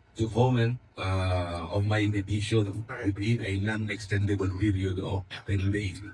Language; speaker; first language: English; non-native, local second language; Filipino